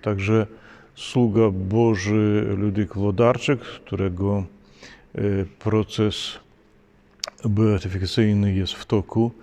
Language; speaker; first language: Polish; non-native, fluent; Ukrainian